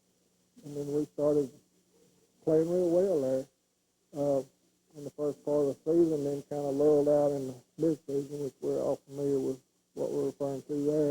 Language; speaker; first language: English; native; English